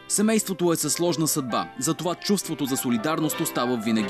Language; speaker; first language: Bulgarian; native; Bulgarian